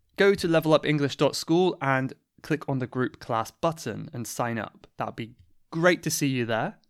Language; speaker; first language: English; native; English